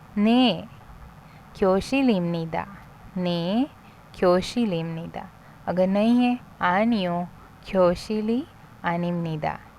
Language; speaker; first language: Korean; non-native, fluent; Hindi